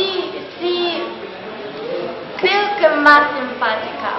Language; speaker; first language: Spanish; non-native, learner; German